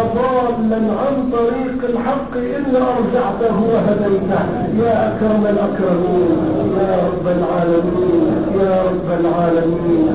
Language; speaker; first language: Arabic; native; Arabic